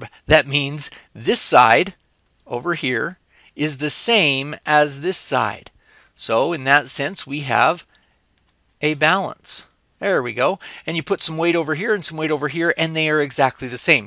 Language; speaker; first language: English; native; English